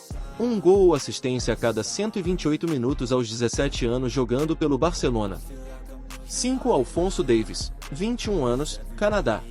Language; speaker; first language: Portuguese; native; Portuguese